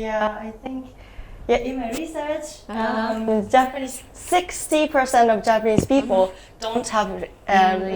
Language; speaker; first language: English; non-native, fluent; Japanese